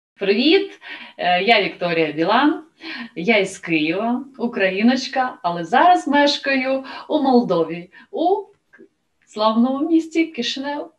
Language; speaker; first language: Ukrainian; native; Ukrainian